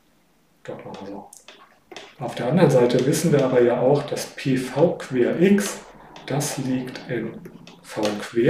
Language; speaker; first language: German; native; German